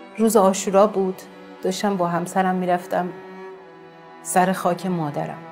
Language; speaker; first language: Persian; non-native, local second language; Azerbaijani